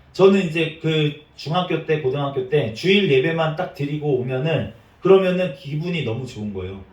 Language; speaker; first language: Korean; native; Korean